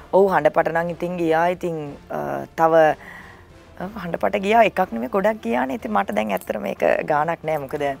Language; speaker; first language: Sinhala; native; Sinhala